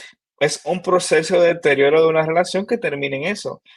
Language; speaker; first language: Spanish; native; Spanish